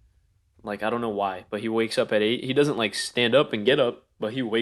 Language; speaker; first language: English; native; English